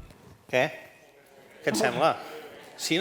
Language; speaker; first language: Catalan; native; Catalan